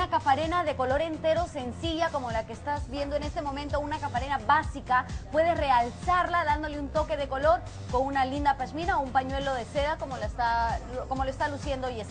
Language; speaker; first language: Spanish; native; Spanish